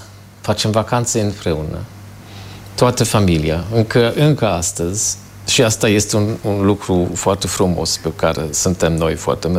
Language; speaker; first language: Romanian; non-native, fluent; German